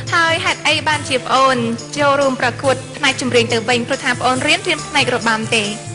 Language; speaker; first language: Khmer; native; Khmer